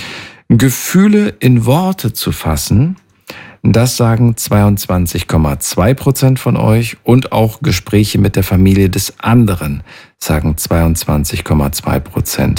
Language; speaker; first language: German; native; German